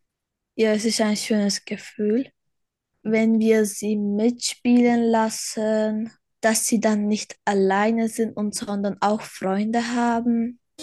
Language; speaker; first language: German; early bilingual, other home language; Turkish